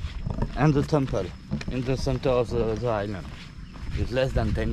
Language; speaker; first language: English; non-native, learner; French